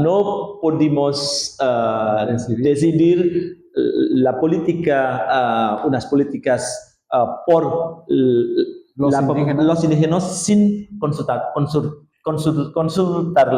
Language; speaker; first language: Spanish; non-native, learner; Indonesian